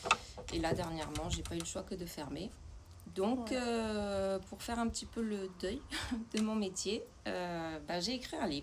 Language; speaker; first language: French; native; French